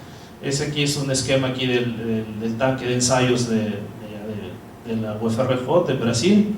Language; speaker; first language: Spanish; non-native, fluent; Portuguese